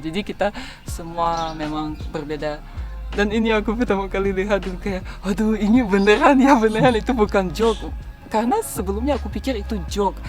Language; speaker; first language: Indonesian; non-native, fluent; Russian